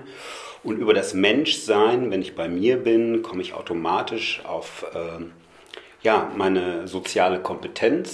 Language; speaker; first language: German; native; German